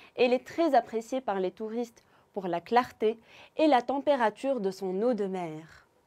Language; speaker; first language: French; non-native, local second language; Arabic